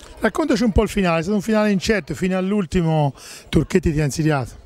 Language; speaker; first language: Italian; native; Italian